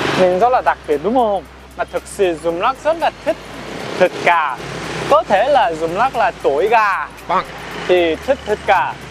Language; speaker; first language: Vietnamese; non-native, fluent; Korean